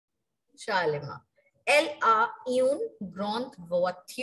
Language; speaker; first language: French; non-native, fluent; Hindi